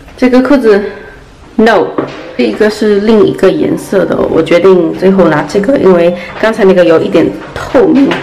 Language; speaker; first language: Chinese; early bilingual, heritage; Chinese